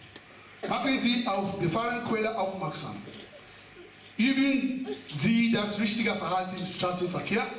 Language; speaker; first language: German; non-native, fluent; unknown